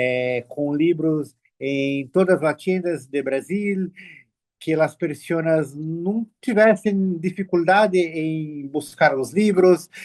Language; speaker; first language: Spanish; non-native, learner; Portuguese